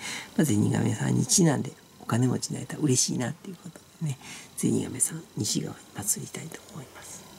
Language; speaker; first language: Japanese; native; Japanese